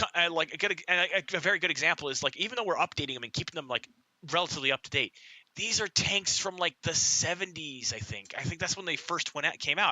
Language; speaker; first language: English; native; English